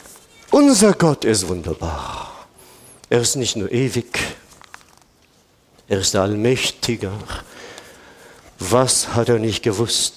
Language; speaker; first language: German; non-native, fluent; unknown